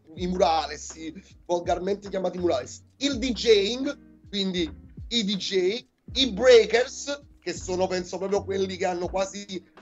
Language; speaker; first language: Italian; native; Italian